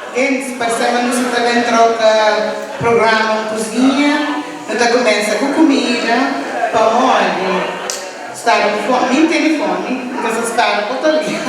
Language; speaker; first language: Portuguese; early bilingual, heritage; Portuguese